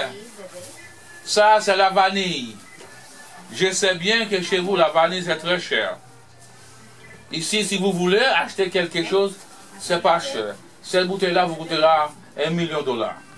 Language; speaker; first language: French; non-native, fluent; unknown